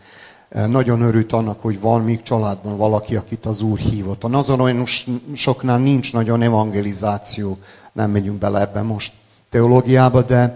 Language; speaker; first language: Hungarian; non-native, local second language; Serbian